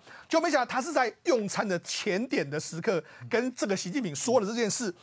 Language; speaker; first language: Chinese; native; Chinese